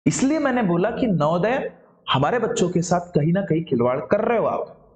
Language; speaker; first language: Hindi; non-native, local second language; Marathi